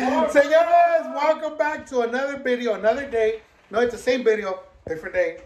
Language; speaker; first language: English; early bilingual, other home language; Spanish